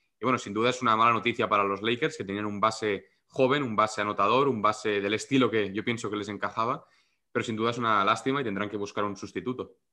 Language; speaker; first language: Spanish; non-native, local second language; Catalan